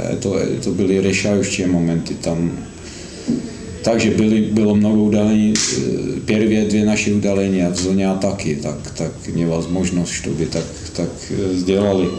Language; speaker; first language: Russian; non-native, fluent; Slovak